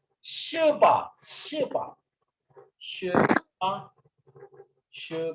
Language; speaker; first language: Chinese; non-native, fluent; Urdu